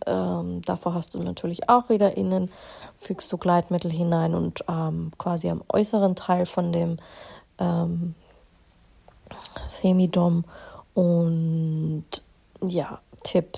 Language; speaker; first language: German; native; German